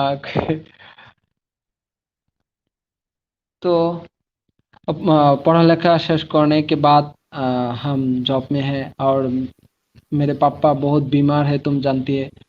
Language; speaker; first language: Hindi; non-native, learner; Bangla